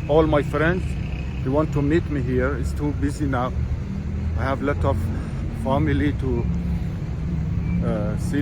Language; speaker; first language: English; non-native, learner; Persian